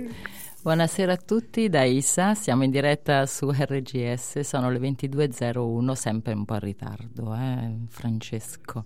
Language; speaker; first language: Italian; native; Italian